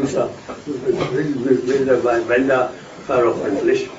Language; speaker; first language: German; non-native, fluent; Hindi